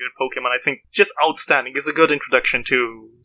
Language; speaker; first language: English; non-native, fluent; Portuguese